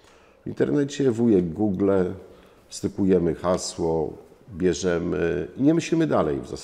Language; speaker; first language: Polish; native; Polish